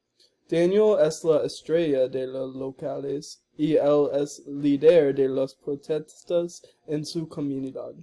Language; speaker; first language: Spanish; non-native, learner; English